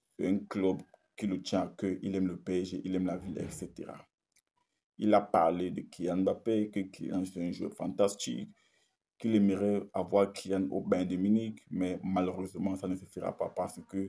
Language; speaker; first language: French; native; French